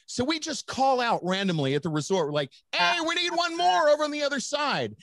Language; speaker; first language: English; native; English